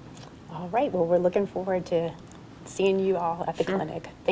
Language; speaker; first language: English; native; English